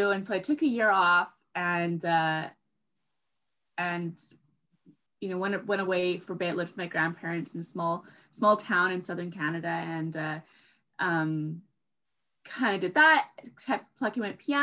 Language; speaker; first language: English; native; English